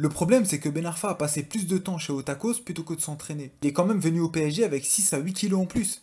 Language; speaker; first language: French; native; French